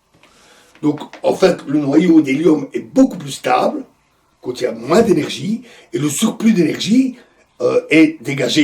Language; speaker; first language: French; native; French